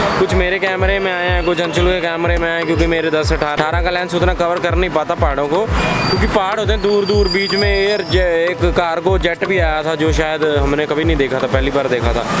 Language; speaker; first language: Hindi; non-native, local second language; Punjabi